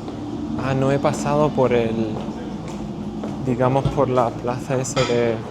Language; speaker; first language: Spanish; non-native, fluent; English